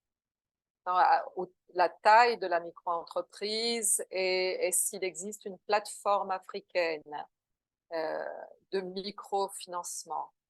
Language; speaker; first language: French; non-native, fluent; Portuguese